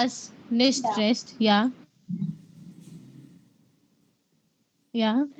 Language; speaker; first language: German; non-native, fluent; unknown